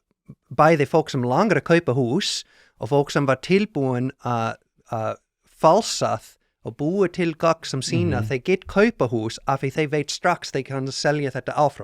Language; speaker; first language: Icelandic; non-native, learner; English